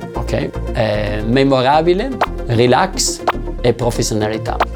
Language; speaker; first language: Italian; non-native, fluent; German